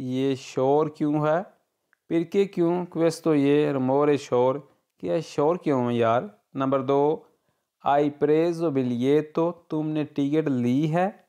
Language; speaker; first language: Urdu; non-native, local second language; Punjabi